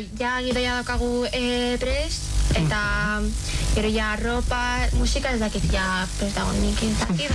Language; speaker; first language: Basque; non-native, local second language; Spanish